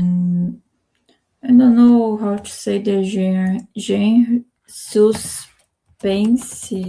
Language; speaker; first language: English; non-native, learner; Spanish